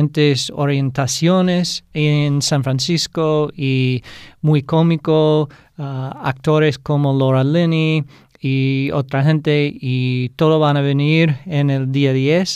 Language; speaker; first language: Spanish; non-native, fluent; English